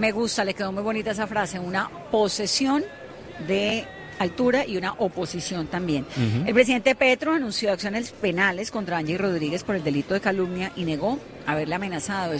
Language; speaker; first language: Spanish; native; Spanish